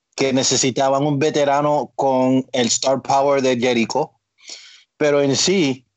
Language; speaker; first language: Spanish; native; Spanish